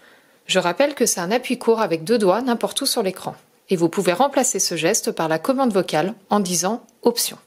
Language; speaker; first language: French; native; French